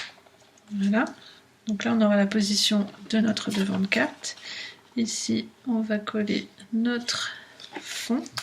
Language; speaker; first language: French; native; French